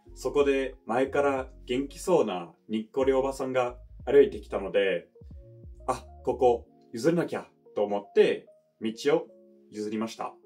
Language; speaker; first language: Japanese; non-native, fluent; English